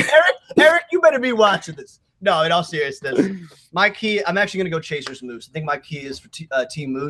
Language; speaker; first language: English; native; English